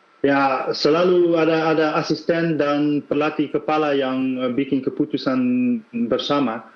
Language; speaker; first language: Indonesian; non-native, fluent; Dutch